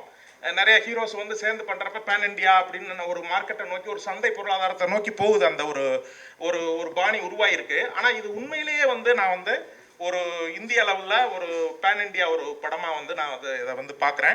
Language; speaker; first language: Tamil; native; Tamil